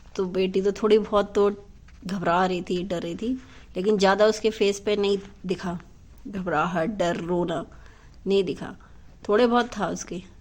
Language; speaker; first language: Hindi; native; Hindi